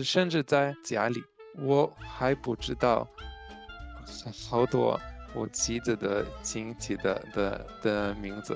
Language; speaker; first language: Chinese; non-native, fluent; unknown